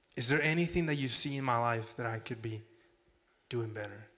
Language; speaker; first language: English; non-native, fluent; Spanish